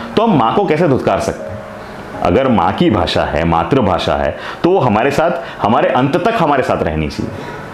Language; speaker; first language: Hindi; non-native, local second language; Gujarati